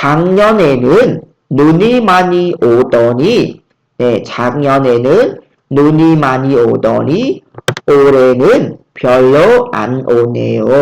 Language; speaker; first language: Korean; non-native, fluent; Khmer